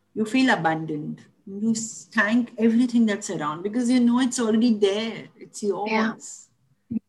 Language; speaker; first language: English; non-native, local second language; Tulu